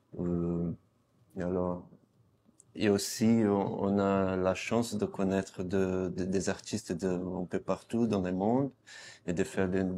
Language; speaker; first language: French; non-native, fluent; Portuguese